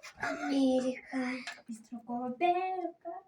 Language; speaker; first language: Russian; non-native, local second language; Kazakh